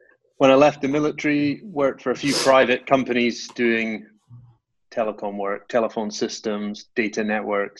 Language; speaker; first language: English; native; English